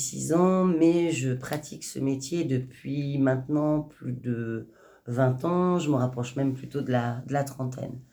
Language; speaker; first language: French; native; French